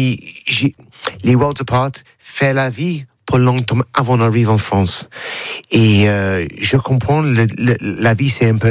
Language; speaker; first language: French; non-native, learner; English